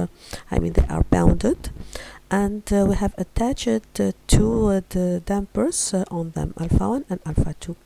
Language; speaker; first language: English; non-native, fluent; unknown